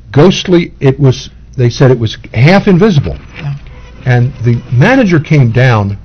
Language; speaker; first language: English; native; English